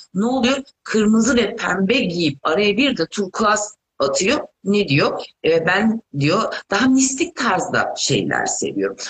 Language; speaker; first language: Turkish; native; Turkish